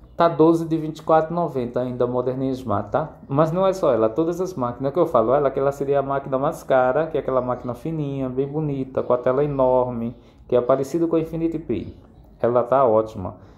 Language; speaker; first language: Portuguese; native; Portuguese